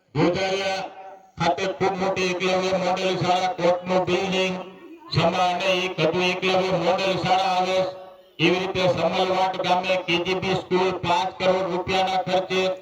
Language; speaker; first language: Gujarati; non-native, local second language; Rathawi